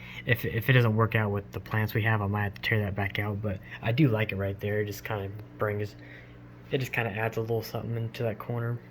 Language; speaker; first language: English; native; English